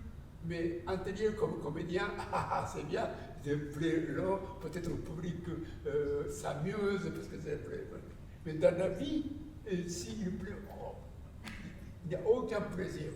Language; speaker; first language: French; non-native, learner; Japanese